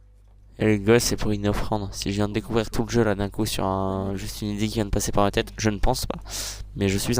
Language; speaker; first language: French; native; French